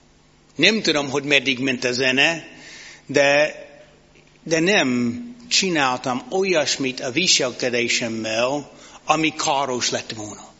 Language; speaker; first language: Hungarian; non-native, fluent; English